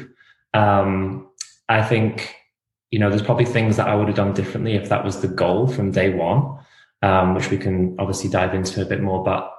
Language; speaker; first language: English; native; English